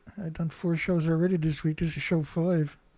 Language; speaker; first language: English; native; English